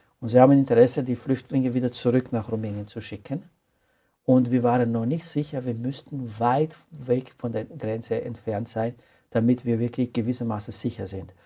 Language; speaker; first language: German; non-native, fluent; Romanian